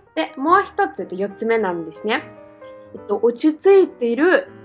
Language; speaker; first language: Japanese; non-native, fluent; Russian